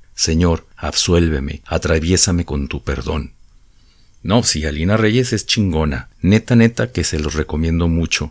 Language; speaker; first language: Spanish; native; Spanish